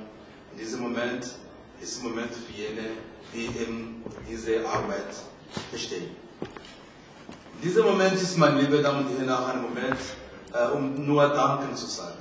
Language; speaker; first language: German; non-native, fluent; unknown